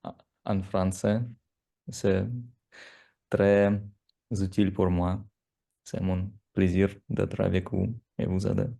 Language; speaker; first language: French; non-native, learner; Russian